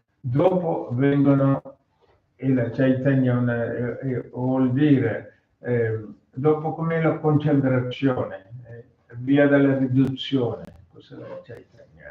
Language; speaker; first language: Italian; non-native, learner; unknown